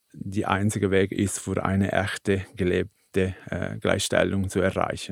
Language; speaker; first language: German; non-native, fluent; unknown